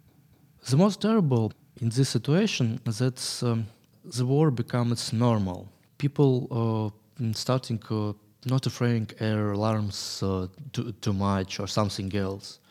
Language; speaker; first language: English; non-native, learner; Ukrainian